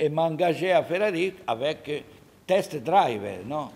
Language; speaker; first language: French; non-native, learner; Italian